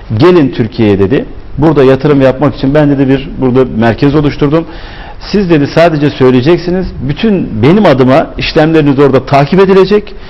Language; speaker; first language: Turkish; native; Turkish